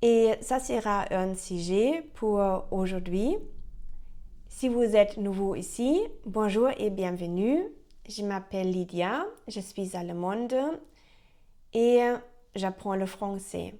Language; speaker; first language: French; non-native, learner; German